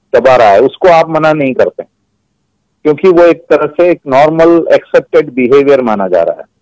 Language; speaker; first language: Hindi; native; Hindi